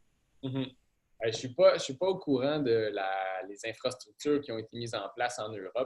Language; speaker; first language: French; native; French